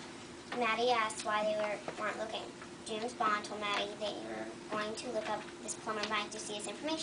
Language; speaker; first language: English; native; English